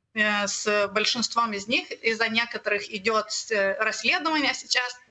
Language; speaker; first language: Russian; non-native, fluent; Lithuanian